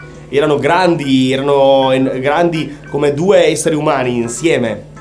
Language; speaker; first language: Italian; native; Italian